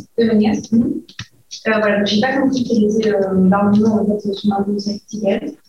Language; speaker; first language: French; native; French